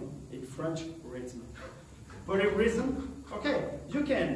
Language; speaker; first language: English; non-native, learner; French